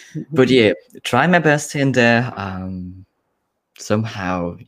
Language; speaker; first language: English; non-native, fluent; German